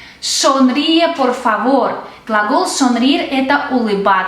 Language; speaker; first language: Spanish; non-native, fluent; Russian